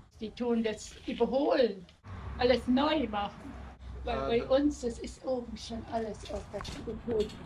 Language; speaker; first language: German; early bilingual, heritage; German